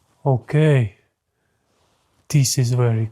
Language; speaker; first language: English; non-native, learner; Latvian